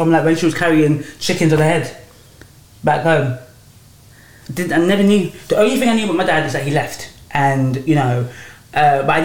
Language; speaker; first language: English; native; English